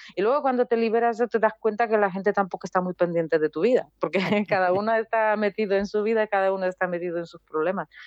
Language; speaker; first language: Spanish; non-native, fluent; Polish